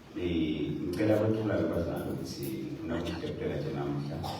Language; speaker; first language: Zulu; non-native, local second language; Swati